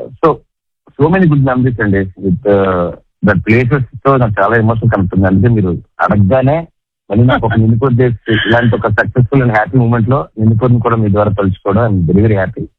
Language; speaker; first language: Telugu; native; Telugu